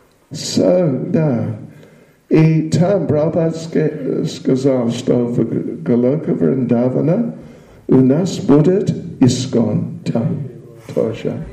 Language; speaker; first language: Russian; non-native, learner; English